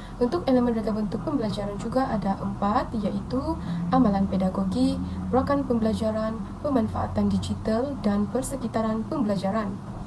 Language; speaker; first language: Malay; non-native, local second language; Central Dusun